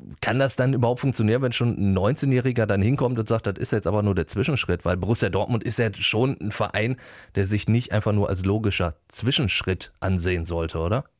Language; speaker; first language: German; native; German